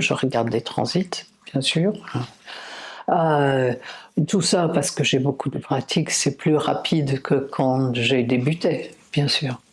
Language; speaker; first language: French; non-native, fluent; English